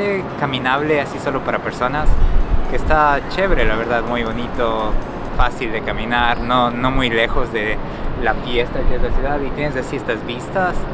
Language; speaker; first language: Spanish; native; Spanish